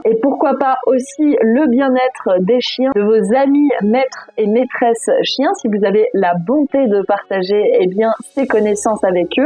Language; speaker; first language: French; native; French